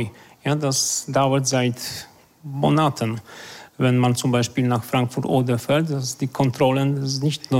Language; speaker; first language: German; non-native, fluent; Polish